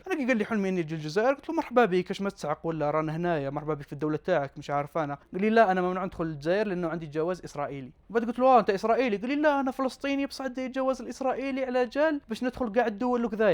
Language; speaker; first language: Arabic; native; Arabic